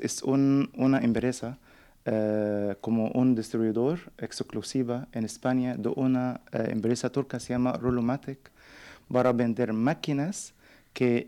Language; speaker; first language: Spanish; non-native, learner; Arabic